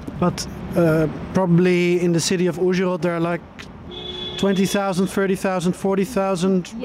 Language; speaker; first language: English; non-native, fluent; Dutch